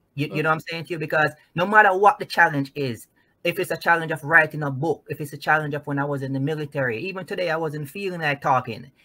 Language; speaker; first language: English; non-native, local second language; Jamaican Creole English